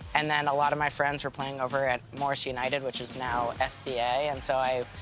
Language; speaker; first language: English; native; English